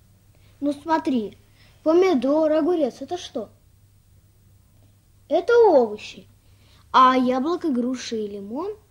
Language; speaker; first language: Russian; native; Russian